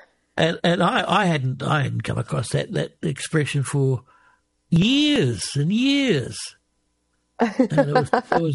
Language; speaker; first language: English; native; English